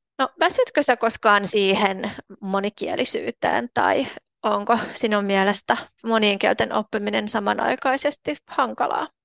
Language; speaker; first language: Finnish; non-native, fluent; Russian